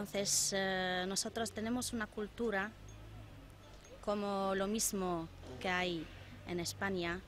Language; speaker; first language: Spanish; non-native, fluent; Arabic